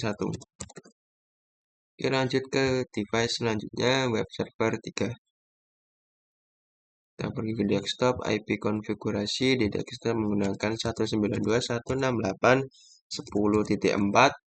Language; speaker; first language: Indonesian; native; Indonesian